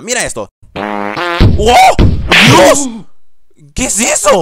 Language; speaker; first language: Spanish; native; Spanish